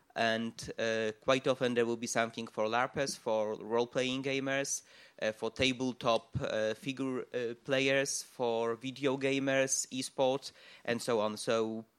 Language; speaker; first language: English; non-native, fluent; Polish